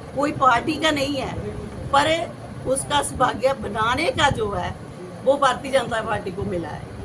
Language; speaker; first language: Hindi; non-native, local second language; Punjabi